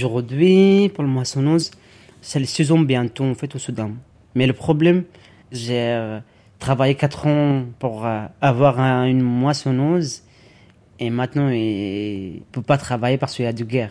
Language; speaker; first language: French; non-native, learner; Arabic